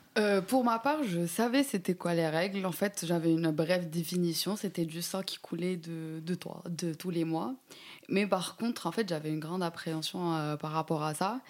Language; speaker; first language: French; non-native, local second language; Arabic